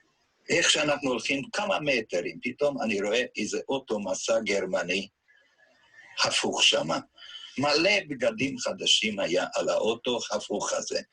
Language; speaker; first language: Hebrew; non-native, fluent; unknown